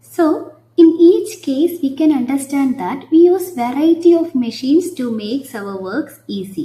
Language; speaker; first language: English; non-native, local second language; Malayalam